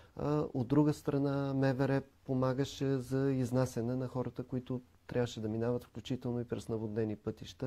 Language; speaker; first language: Bulgarian; native; Bulgarian